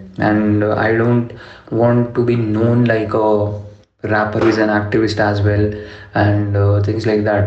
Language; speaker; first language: English; non-native, local second language; Urdu